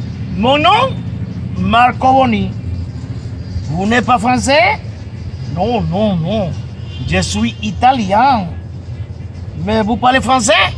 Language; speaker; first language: French; non-native, fluent; Spanish